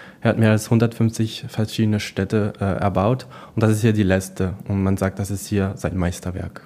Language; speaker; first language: German; non-native, local second language; French